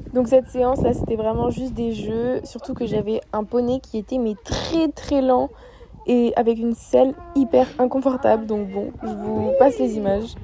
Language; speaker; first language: French; native; French